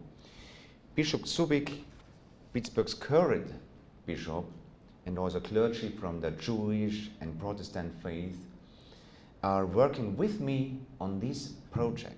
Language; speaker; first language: English; non-native, fluent; German